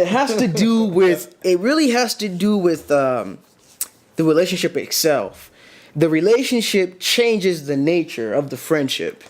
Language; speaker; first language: English; native; English